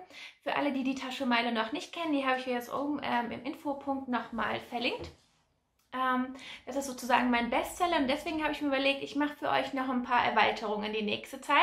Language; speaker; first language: German; native; German